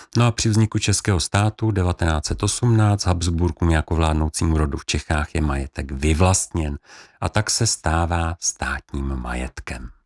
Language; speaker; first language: Czech; native; Czech